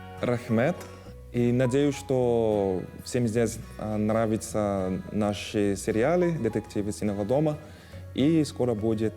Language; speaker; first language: Russian; non-native, fluent; Portuguese